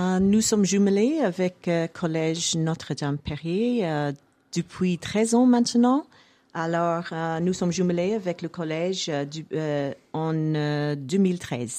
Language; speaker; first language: French; non-native, fluent; English